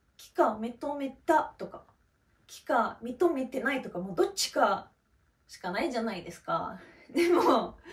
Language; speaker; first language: Japanese; non-native, fluent; Russian